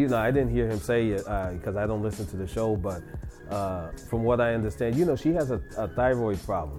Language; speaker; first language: English; non-native, fluent; Spanish